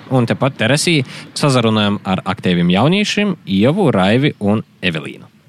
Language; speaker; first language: Latvian; native; Latvian